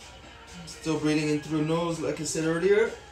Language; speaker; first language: English; native; English